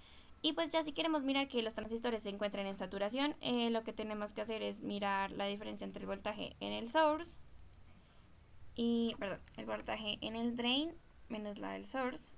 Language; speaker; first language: Spanish; native; Spanish